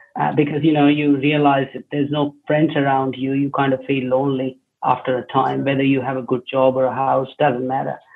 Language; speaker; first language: English; non-native, local second language; Hindi